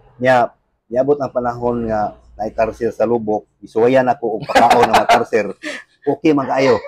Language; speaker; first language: Cebuano; native; Cebuano